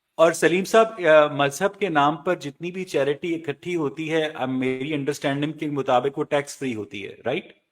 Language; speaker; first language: Urdu; native; Urdu